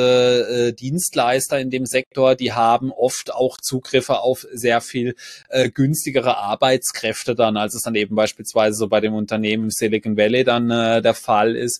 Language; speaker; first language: German; native; German